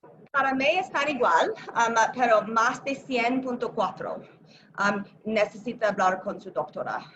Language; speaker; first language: Spanish; non-native, learner; English